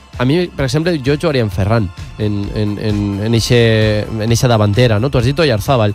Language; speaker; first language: Catalan; native; Catalan